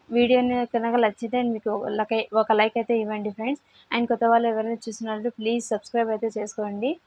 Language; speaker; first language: Telugu; non-native, local second language; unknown